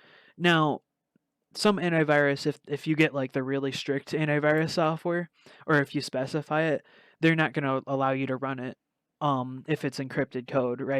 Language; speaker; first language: English; native; English